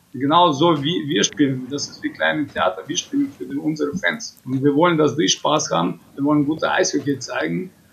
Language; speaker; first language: German; non-native, fluent; Russian